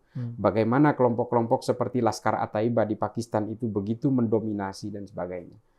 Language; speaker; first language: Indonesian; non-native, local second language; Madurese